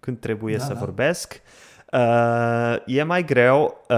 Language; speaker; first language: Romanian; non-native, learner; Portuguese